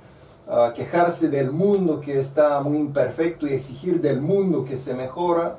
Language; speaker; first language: Spanish; non-native, fluent; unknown